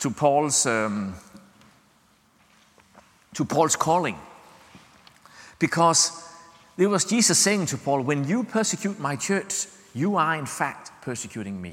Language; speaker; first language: English; non-native, fluent; Danish